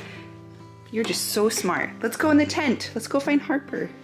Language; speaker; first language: English; native; English